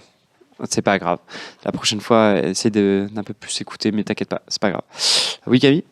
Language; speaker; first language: French; native; French